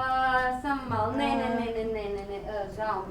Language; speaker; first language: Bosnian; non-native, learner; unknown